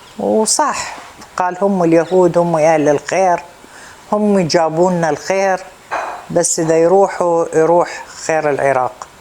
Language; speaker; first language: Arabic; native; Arabic